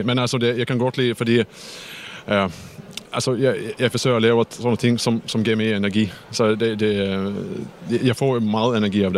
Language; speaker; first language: Danish; non-native, fluent; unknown